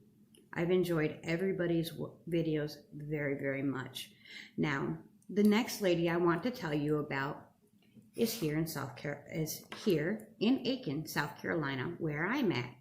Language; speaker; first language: English; native; English